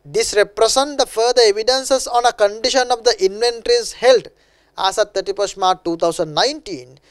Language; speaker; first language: English; non-native, local second language; Sinhala